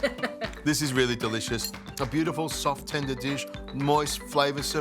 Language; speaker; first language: English; native; English